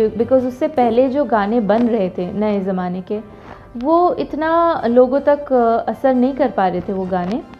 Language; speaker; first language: Hindi; non-native, local second language; Bangla